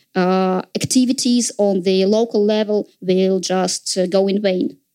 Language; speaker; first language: English; non-native, fluent; Russian